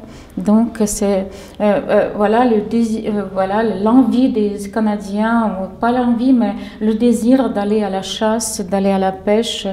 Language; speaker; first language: French; non-native, fluent; Ukrainian